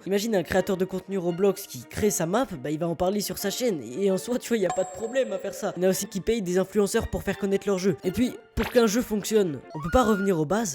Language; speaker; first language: French; native; French